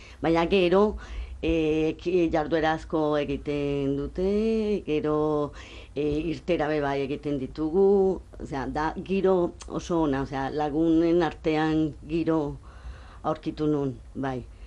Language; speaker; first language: Basque; non-native, local second language; Spanish